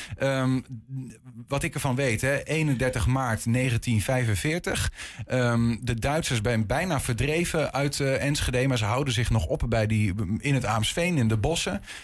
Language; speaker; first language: Dutch; native; Dutch